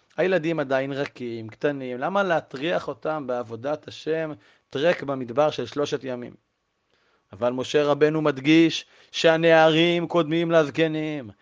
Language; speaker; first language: Hebrew; native; Hebrew